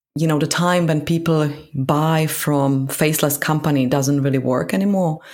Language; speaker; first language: English; non-native, fluent; Czech